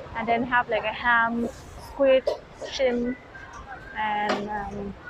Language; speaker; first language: English; non-native, learner; Thai